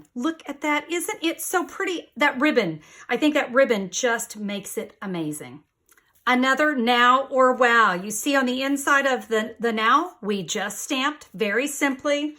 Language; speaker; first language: English; native; English